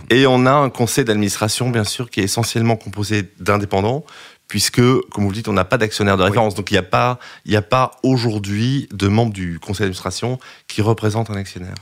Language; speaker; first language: French; native; French